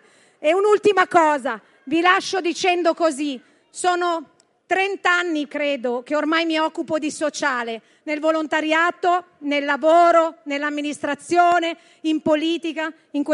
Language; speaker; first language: Italian; native; Italian